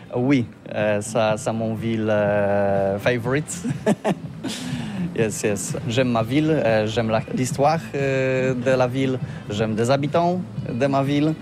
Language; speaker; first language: French; non-native, learner; Polish